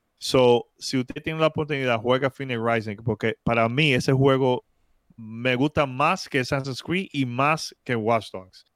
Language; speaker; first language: Spanish; early bilingual, heritage; Spanish